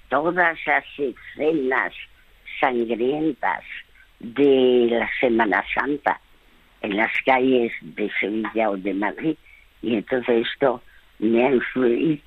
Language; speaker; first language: Spanish; early bilingual, other home language; French